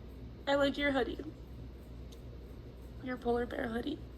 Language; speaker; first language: English; native; English